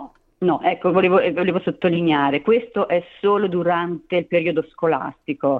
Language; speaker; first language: Italian; native; Italian